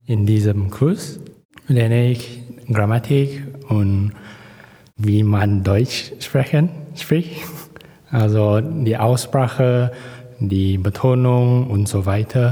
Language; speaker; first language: German; non-native, fluent; Malay